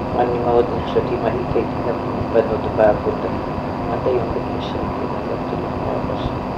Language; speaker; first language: Hebrew; non-native, fluent; Yiddish